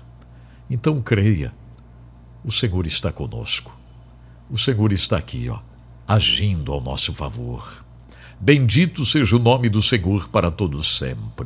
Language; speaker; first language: Portuguese; native; Portuguese